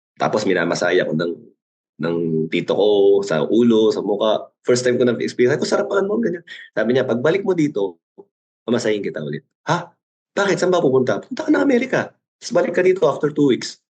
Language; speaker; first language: Filipino; early bilingual, other home language; Korean